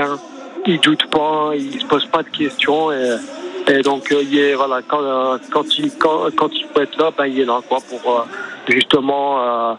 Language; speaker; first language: French; native; French